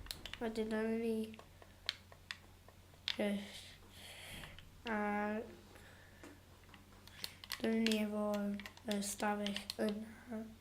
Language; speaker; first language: Welsh; non-native, local second language; English